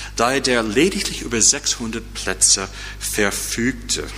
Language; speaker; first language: German; non-native, fluent; English